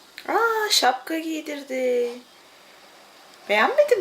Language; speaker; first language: Turkish; native; Turkish